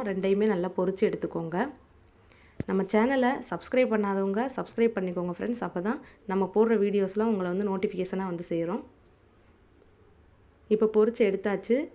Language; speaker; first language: Tamil; native; Tamil